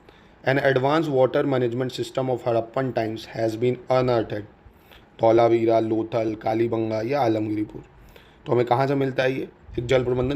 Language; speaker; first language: Hindi; native; Hindi